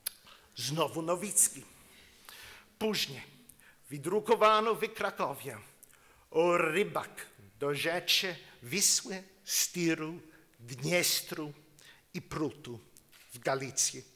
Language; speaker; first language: Polish; non-native, learner; English